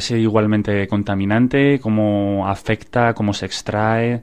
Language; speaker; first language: Spanish; native; Spanish